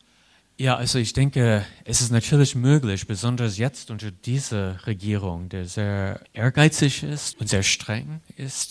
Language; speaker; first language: German; non-native, fluent; English